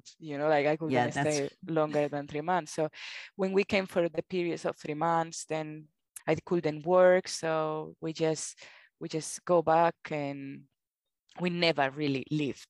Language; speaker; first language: English; non-native, fluent; Spanish